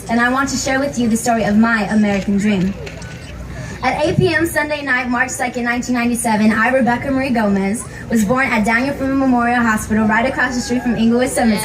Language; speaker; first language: English; native; English